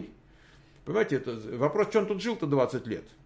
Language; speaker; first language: Russian; native; Russian